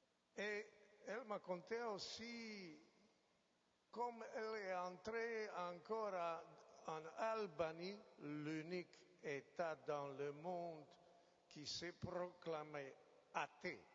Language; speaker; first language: French; non-native, fluent; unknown